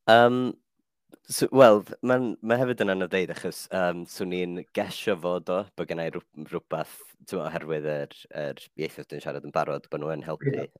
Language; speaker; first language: Welsh; non-native, fluent; Finnish